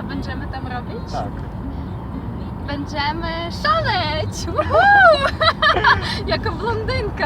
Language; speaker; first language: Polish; non-native, learner; Ukrainian